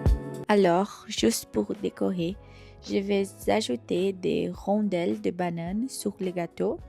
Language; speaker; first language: French; non-native, fluent; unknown